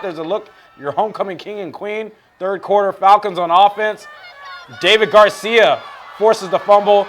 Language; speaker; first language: English; native; English